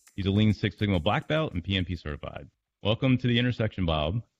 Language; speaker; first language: English; native; English